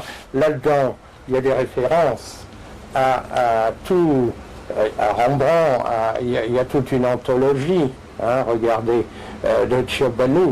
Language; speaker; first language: French; native; French